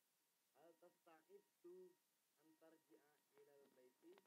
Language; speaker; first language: Arabic; non-native, learner; Indonesian